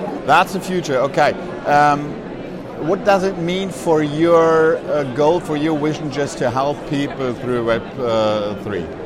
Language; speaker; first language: English; non-native, fluent; German